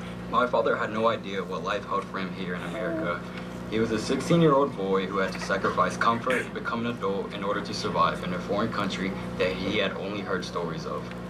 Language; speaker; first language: English; early bilingual, other home language; Spanish